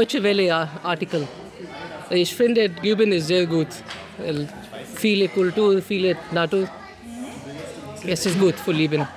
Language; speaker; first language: German; non-native, learner; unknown